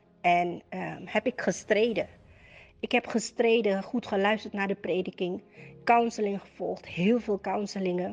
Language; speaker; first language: Dutch; native; Dutch